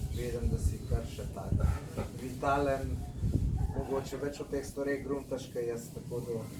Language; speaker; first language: Slovenian; native; Slovenian